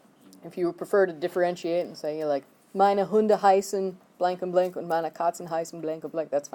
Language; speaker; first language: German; non-native, fluent; English